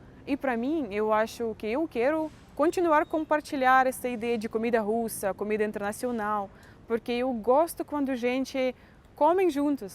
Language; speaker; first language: Portuguese; non-native, fluent; Russian